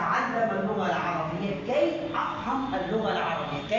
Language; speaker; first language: Arabic; non-native, fluent; Bangla